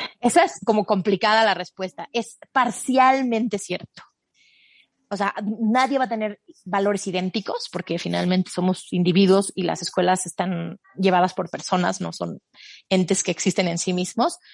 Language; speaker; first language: Spanish; native; Spanish